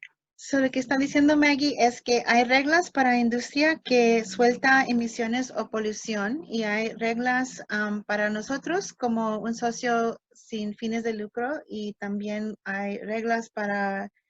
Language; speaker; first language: Spanish; early bilingual, heritage; English